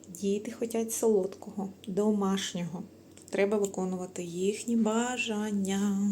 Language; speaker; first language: Ukrainian; native; Ukrainian